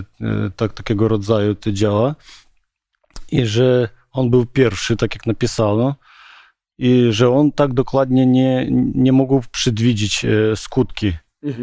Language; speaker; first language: Polish; non-native, learner; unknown